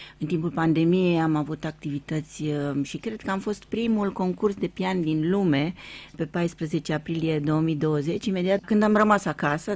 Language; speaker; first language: Romanian; native; Romanian